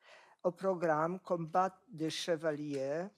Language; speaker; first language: French; non-native, fluent; Polish